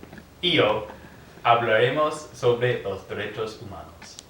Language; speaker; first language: Spanish; non-native, learner; English